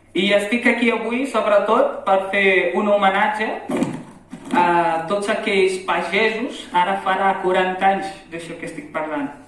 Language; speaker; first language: Catalan; early bilingual, other home language; Arabic